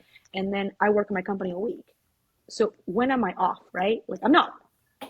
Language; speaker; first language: English; early bilingual, other home language; Spanish